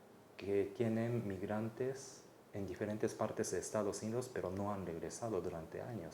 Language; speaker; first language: Spanish; non-native, fluent; Japanese